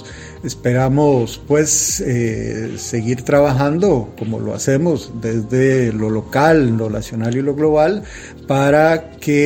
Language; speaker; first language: Spanish; native; Spanish